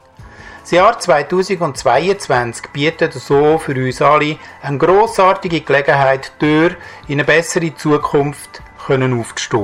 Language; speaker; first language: German; native; German